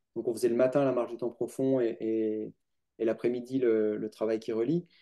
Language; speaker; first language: French; native; French